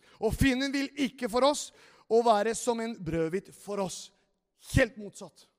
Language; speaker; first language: Norwegian; non-native, fluent; Spanish